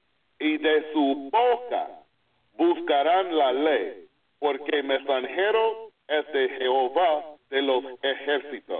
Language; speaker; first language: Spanish; non-native, fluent; English